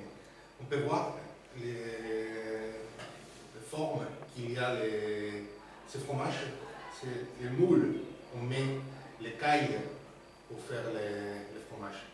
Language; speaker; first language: French; non-native, learner; Spanish